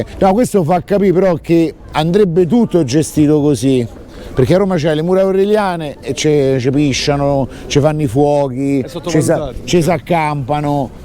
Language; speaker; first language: Italian; native; Italian